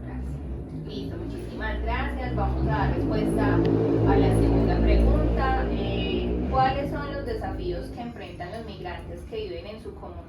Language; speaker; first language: Spanish; native; Spanish